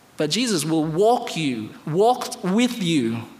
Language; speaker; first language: English; non-native, fluent; Indonesian